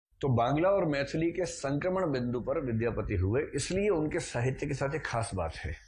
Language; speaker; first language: Hindi; native; Hindi